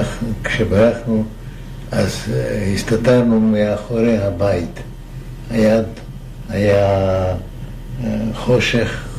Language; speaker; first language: Hebrew; non-native, fluent; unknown